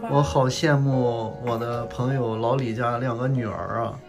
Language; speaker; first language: Chinese; native; Chinese